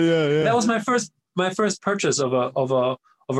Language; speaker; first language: English; non-native, fluent; German